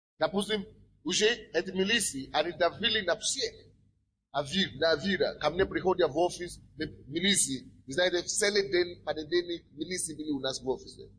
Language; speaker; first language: Russian; non-native, fluent; Yoruba